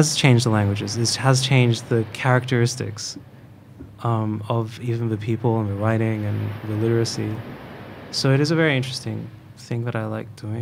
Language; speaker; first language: English; non-native, fluent; Persian